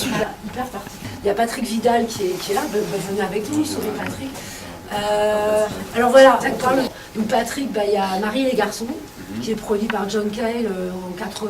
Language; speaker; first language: French; native; French